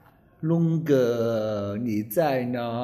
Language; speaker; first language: Chinese; non-native, local second language; Cantonese